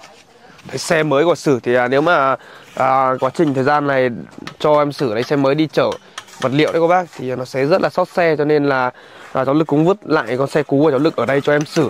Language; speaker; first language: Vietnamese; native; Vietnamese